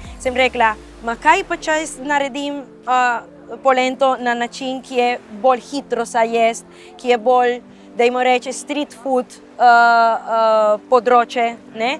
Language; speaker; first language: Slovenian; non-native, fluent; Spanish